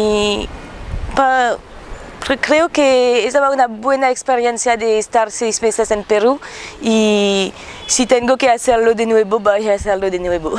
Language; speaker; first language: Spanish; non-native, learner; French